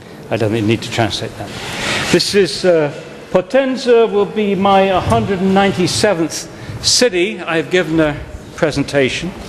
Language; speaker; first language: English; native; English